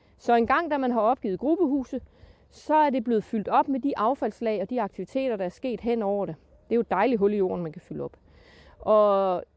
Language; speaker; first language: Danish; native; Danish